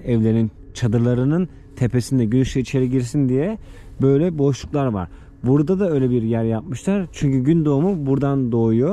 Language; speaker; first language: Turkish; native; Turkish